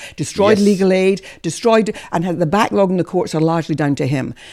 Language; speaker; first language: English; native; English